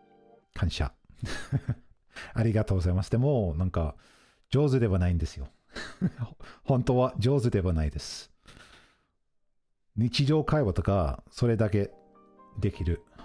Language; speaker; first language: Japanese; non-native, fluent; English